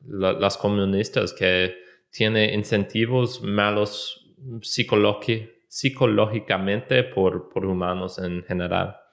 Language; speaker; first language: Spanish; non-native, learner; English